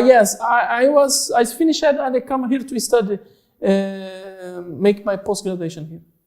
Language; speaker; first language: English; non-native, learner; Portuguese